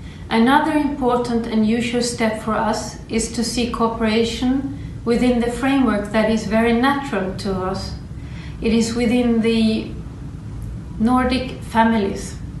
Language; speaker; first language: English; non-native, fluent; Swedish